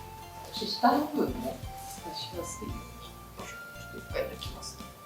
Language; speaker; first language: Japanese; native; Japanese